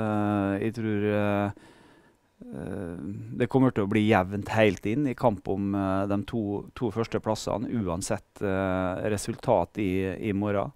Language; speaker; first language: Norwegian; native; Norwegian